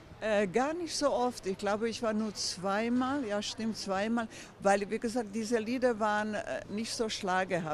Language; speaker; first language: German; non-native, fluent; Croatian